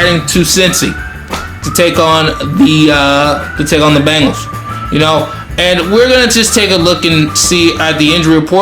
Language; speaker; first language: English; native; English